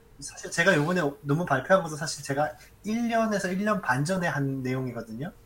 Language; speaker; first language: Korean; native; Korean